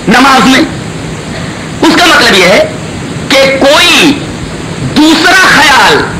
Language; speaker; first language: Urdu; native; Urdu